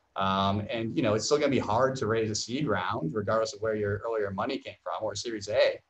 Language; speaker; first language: English; native; English